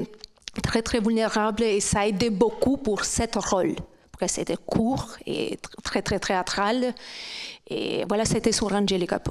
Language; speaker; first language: French; non-native, fluent; Albanian